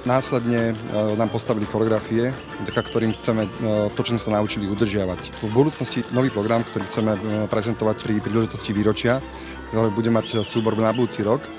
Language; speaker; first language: Slovak; native; Slovak